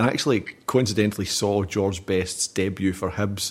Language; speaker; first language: English; native; English